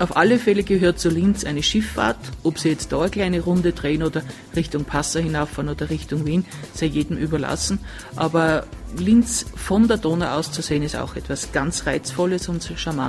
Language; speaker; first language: German; native; German